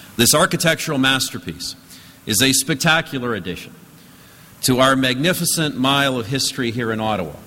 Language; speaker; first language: English; native; English